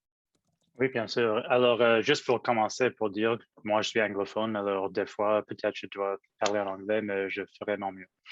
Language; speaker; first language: French; non-native, local second language; English